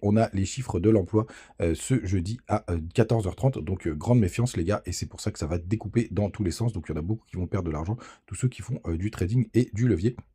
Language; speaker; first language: French; native; French